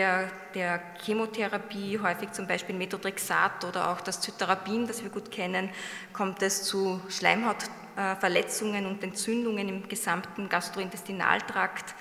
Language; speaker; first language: German; native; German